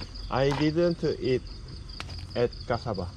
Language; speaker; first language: English; non-native, learner; Korean